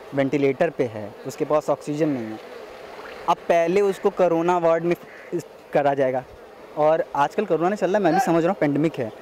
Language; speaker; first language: Hindi; native; Hindi